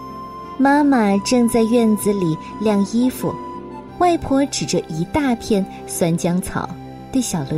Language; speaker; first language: Chinese; native; Chinese